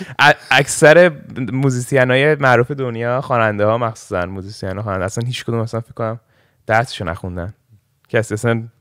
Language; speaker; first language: Persian; early bilingual, heritage; Persian